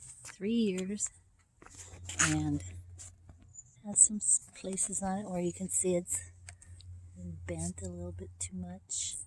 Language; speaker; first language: English; native; English